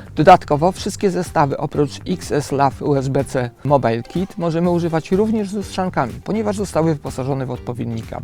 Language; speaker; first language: Polish; native; Polish